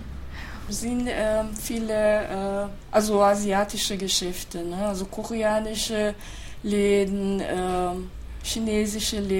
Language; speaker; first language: German; non-native, fluent; Japanese